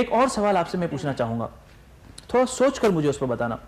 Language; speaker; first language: Hindi; native; Hindi